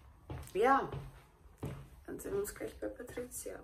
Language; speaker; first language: German; early bilingual, heritage; German